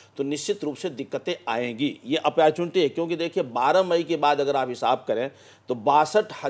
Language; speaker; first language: Hindi; native; Hindi